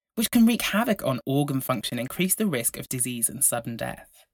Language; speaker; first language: English; native; English